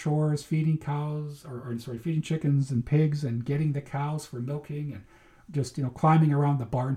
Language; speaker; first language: English; native; English